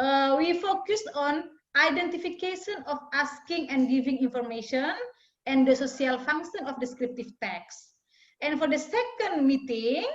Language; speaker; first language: English; non-native, fluent; Indonesian